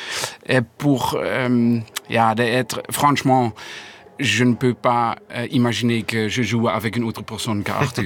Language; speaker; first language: French; non-native, learner; Dutch